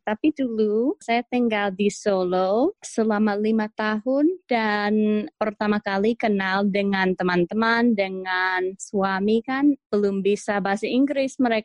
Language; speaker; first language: Indonesian; non-native, fluent; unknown